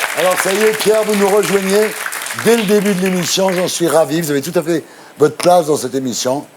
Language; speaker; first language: French; native; French